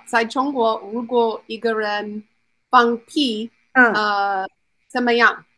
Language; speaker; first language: Chinese; non-native, learner; English